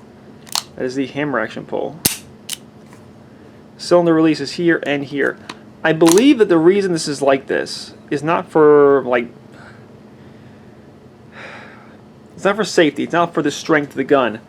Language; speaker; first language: English; native; English